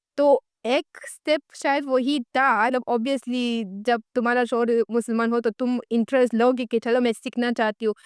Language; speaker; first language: Urdu; non-native, fluent; Romanian